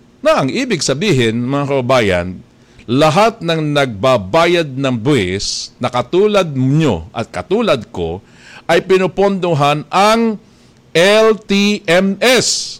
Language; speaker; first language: Filipino; native; Filipino